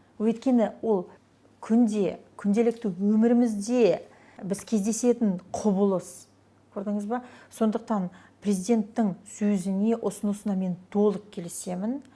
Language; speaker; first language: Kazakh; non-native, local second language; Russian